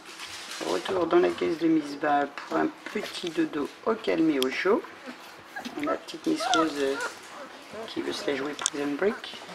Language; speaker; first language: French; native; French